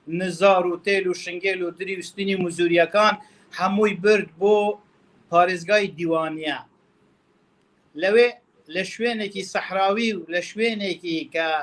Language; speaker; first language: Central Kurdish; non-native, local second language; Kurdish